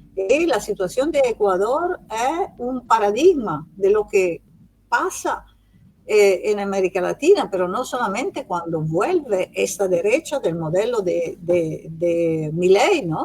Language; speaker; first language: Spanish; non-native, fluent; Italian